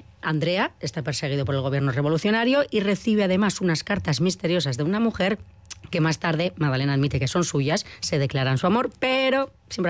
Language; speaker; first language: Spanish; native; Spanish